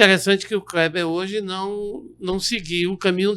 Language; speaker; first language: Portuguese; native; Portuguese